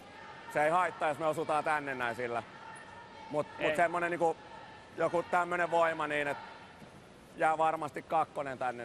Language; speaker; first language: Finnish; native; Finnish